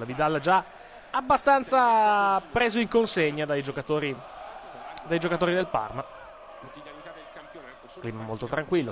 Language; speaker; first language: Italian; native; Italian